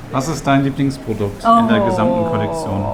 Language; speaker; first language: German; native; German